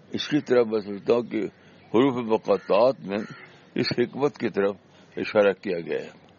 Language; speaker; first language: Urdu; native; Urdu